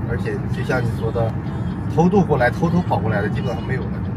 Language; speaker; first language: Chinese; native; Chinese